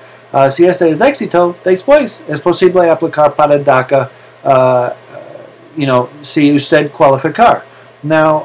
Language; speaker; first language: Spanish; non-native, learner; English